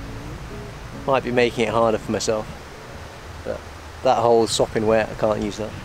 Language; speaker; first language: English; native; English